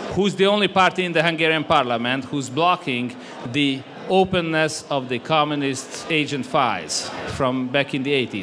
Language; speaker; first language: English; non-native, fluent; Hungarian